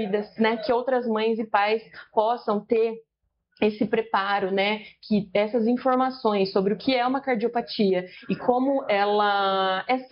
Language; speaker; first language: Portuguese; native; Portuguese